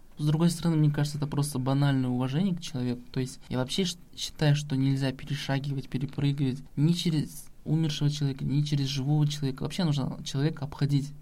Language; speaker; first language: Russian; non-native, local second language; Kazakh